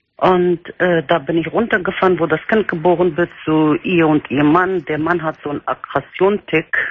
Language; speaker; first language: German; non-native, learner; Kurdish